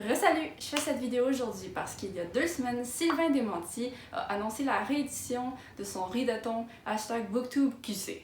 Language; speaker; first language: French; native; French